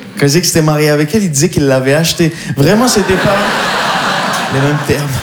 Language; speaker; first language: French; native; French